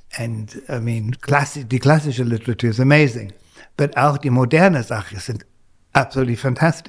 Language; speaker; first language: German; non-native, fluent; English